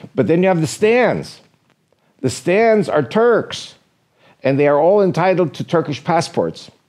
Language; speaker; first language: English; native; English